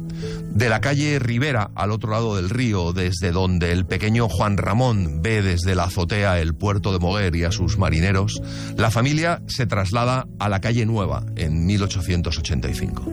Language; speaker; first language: Spanish; native; Spanish